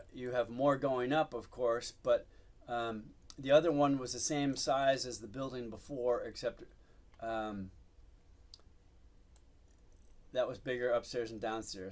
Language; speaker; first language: English; native; English